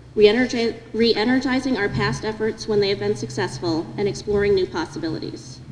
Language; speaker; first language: English; native; English